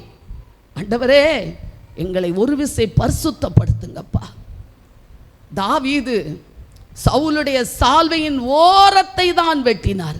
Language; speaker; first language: Tamil; native; Tamil